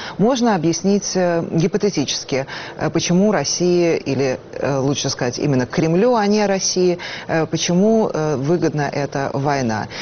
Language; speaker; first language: Russian; native; Russian